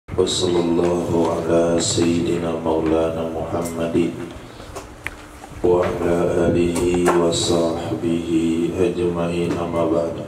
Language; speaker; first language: Arabic; non-native, fluent; Indonesian